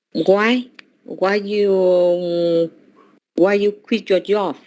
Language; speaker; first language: English; non-native, learner; Vietnamese